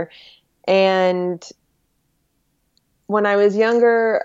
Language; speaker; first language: English; native; English